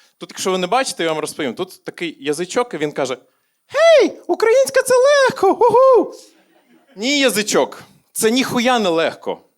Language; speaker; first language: Ukrainian; non-native, local second language; Russian